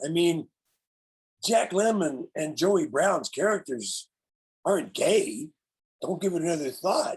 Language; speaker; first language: English; native; English